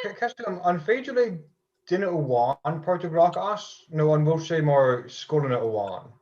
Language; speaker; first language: Irish; non-native, fluent; English